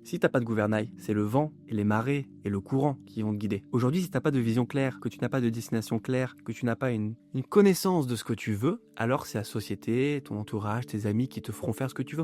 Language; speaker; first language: French; native; French